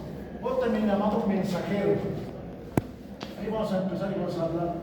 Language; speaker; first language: Spanish; native; Spanish